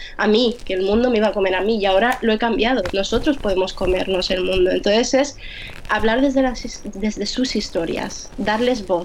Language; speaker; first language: Spanish; early bilingual, other home language; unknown